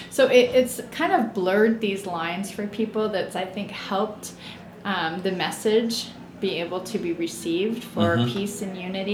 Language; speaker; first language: English; native; English